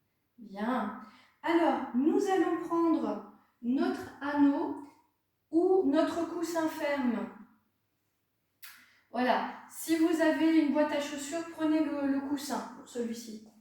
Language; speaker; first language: French; native; French